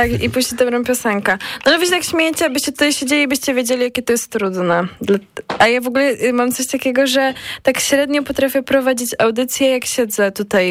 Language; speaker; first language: Polish; native; Polish